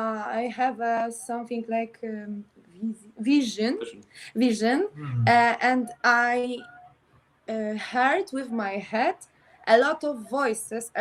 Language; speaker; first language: English; non-native, learner; Polish